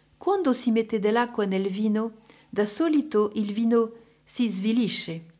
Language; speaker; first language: Italian; non-native, fluent; French